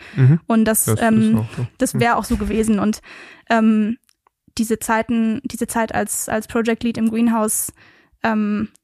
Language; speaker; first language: German; native; German